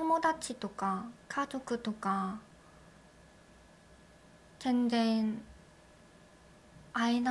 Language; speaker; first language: Japanese; non-native, learner; Korean